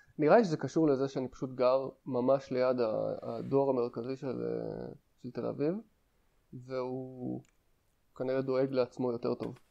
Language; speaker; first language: Hebrew; native; Hebrew